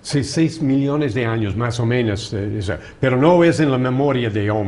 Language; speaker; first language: Spanish; non-native, fluent; English